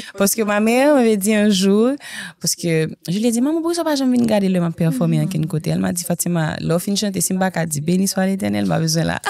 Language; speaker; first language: French; non-native, local second language; Haitian Creole